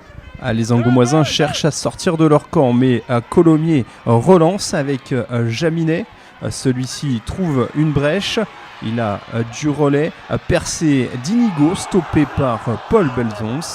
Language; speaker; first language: French; native; French